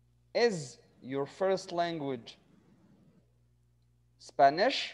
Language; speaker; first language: English; non-native, fluent; Arabic